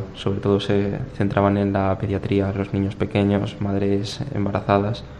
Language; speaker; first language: Spanish; native; Spanish